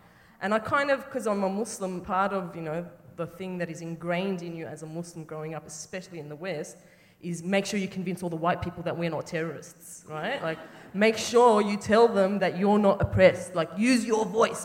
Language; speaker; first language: English; native; English